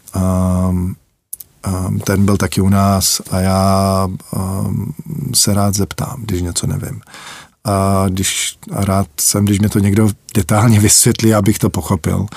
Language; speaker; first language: Czech; early bilingual, heritage; Czech